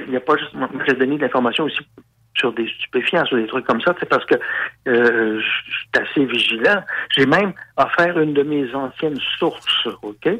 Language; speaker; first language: French; native; French